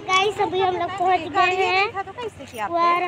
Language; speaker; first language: Hindi; non-native, local second language; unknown